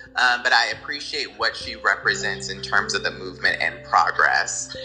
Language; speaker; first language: English; native; English